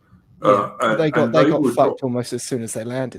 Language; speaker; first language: English; native; English